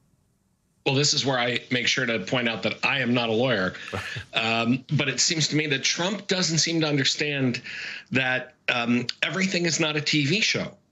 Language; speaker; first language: English; native; English